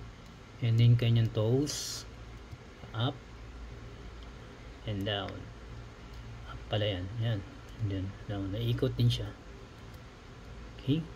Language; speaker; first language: Filipino; native; Filipino